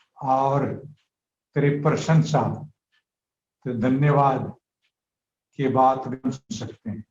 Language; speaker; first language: Hindi; native; Hindi